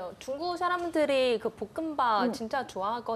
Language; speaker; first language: Korean; non-native, fluent; Chinese